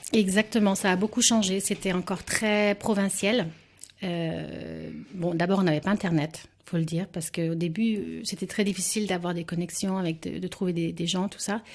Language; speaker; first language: French; native; French